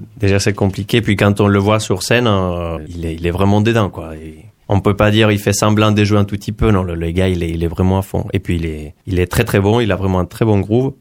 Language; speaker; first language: French; non-native, fluent; Spanish